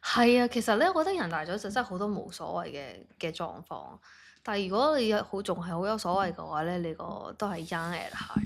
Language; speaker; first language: Cantonese; native; Cantonese